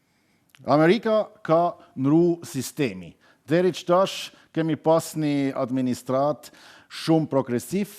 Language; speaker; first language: Albanian; non-native, fluent; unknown